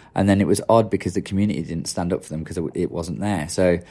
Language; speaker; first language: English; native; English